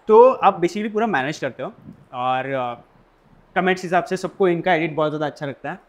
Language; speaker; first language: Hindi; non-native, local second language; Marathi